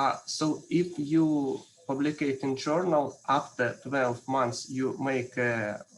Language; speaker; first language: English; non-native, learner; Russian